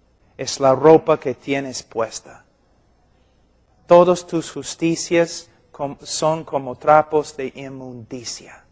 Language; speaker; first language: Spanish; non-native, fluent; English